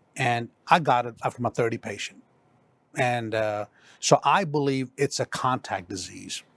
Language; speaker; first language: English; non-native, local second language; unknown